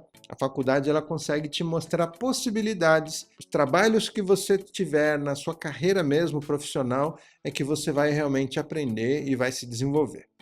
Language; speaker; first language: Portuguese; native; Portuguese